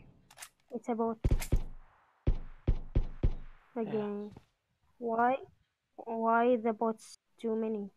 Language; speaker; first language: English; non-native, learner; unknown